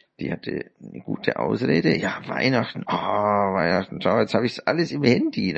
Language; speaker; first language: German; native; German